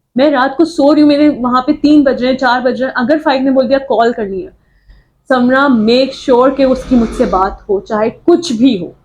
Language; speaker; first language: Urdu; native; Urdu